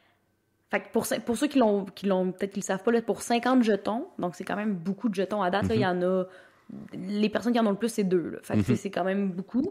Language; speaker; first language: French; native; French